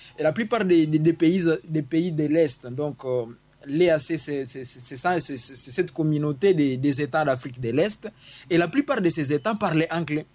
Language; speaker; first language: French; non-native, local second language; Swahili